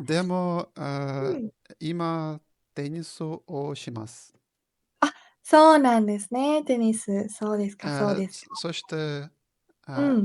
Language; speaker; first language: Japanese; non-native, learner; Ukrainian